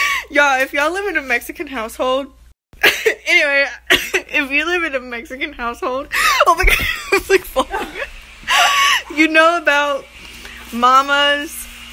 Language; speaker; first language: English; early bilingual, other home language; Spanish